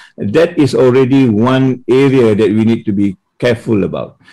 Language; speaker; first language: English; non-native, local second language; Malay